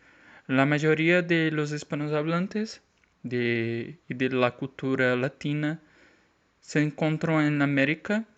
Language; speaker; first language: Spanish; non-native, learner; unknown